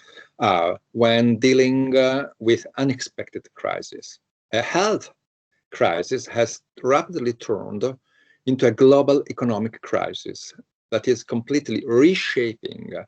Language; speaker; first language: English; non-native, fluent; Italian